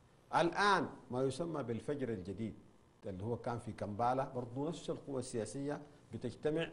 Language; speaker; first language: Arabic; native; Arabic